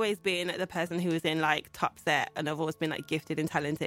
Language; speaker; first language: English; native; English